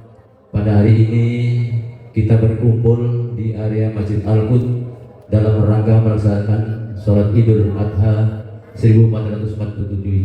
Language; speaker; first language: Indonesian; native; Indonesian